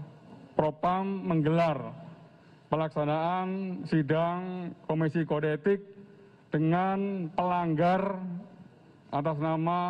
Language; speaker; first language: Indonesian; native; Indonesian